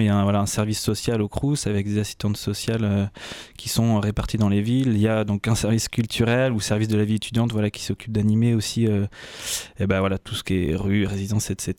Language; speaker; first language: French; native; French